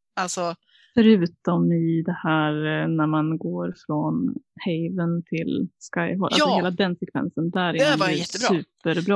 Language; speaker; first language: Swedish; native; Swedish